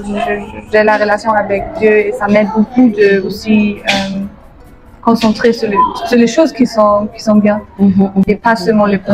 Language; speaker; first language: French; non-native, fluent; German